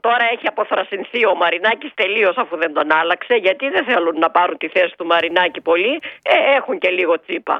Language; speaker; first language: Greek; native; Greek